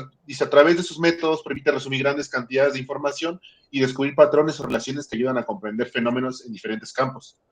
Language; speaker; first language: Spanish; native; Spanish